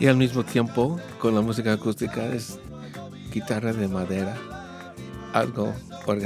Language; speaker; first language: Spanish; early bilingual, heritage; English